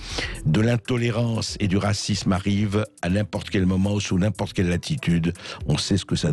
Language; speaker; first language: French; native; French